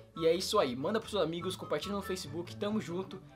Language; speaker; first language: Portuguese; native; Portuguese